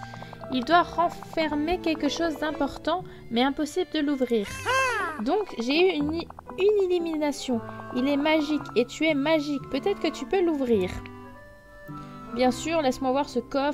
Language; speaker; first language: French; native; French